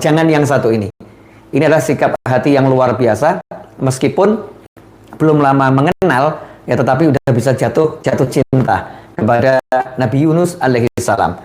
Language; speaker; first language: Indonesian; native; Indonesian